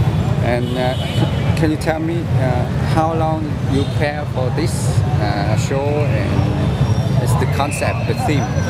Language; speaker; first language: English; non-native, learner; Vietnamese